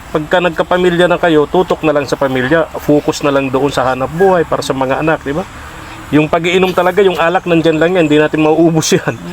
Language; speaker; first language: Filipino; native; Filipino